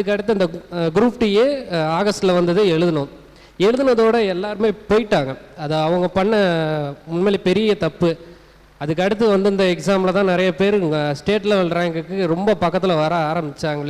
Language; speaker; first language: Tamil; native; Tamil